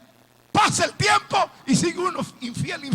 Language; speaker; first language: Spanish; native; Spanish